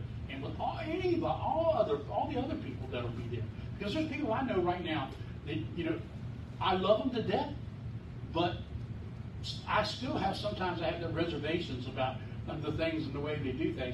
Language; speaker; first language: English; native; English